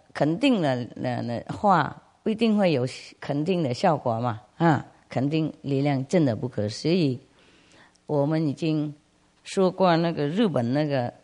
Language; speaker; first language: Chinese; non-native, fluent; Vietnamese